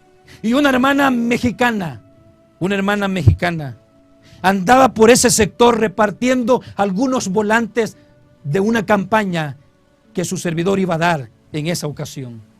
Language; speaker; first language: Spanish; native; Spanish